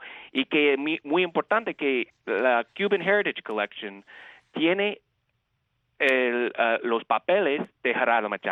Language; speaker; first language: Spanish; early bilingual, heritage; Spanish